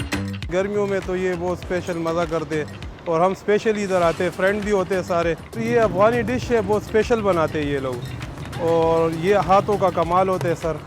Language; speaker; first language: Hindi; non-native, local second language; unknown